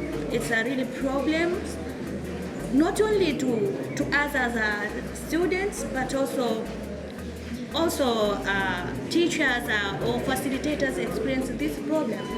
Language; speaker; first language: English; non-native, learner; Swahili